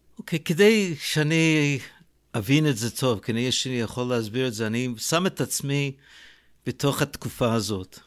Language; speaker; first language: Hebrew; non-native, fluent; English